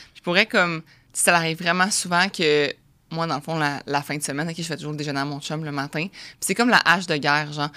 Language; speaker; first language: French; native; French